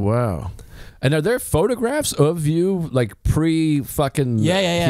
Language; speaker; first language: English; native; English